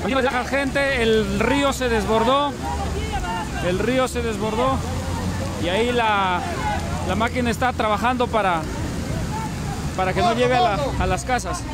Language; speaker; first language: Spanish; native; Spanish